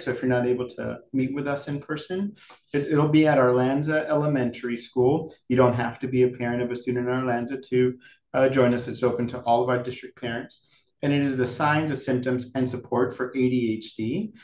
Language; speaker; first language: English; native; English